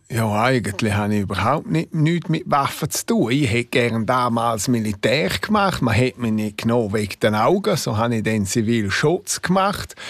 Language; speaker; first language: German; non-native, local second language; Romansh